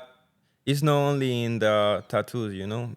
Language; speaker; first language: English; non-native, learner; Spanish